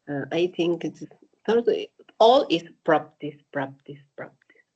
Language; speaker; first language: English; non-native, learner; Spanish